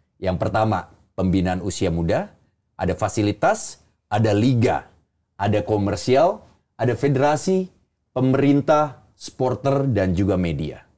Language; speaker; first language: Indonesian; native; Indonesian